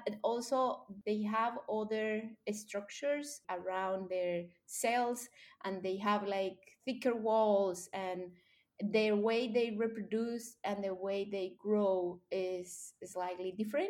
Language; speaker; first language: English; non-native, fluent; Spanish